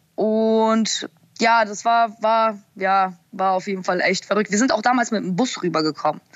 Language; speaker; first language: German; early bilingual, other home language; Russian